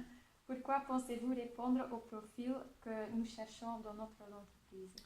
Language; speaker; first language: French; non-native, local second language; Dutch